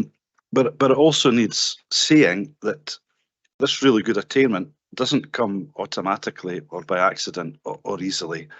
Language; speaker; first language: English; native; English